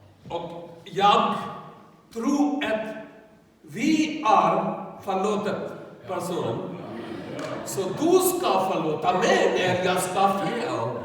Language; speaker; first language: Swedish; non-native, learner; Urdu